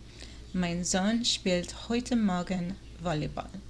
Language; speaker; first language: German; non-native, learner; English